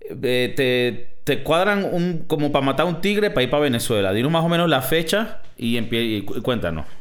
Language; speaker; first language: Spanish; native; Spanish